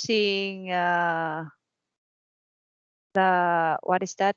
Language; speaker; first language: English; non-native, fluent; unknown